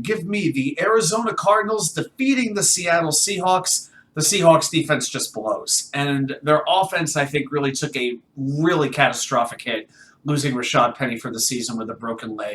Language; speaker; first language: English; native; English